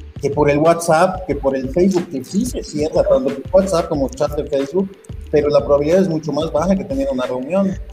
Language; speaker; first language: Spanish; native; Spanish